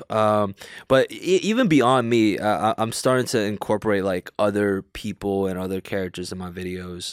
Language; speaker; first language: English; early bilingual, other home language; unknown